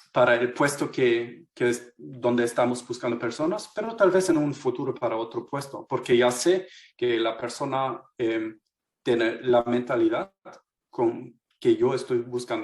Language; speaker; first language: Spanish; non-native, fluent; German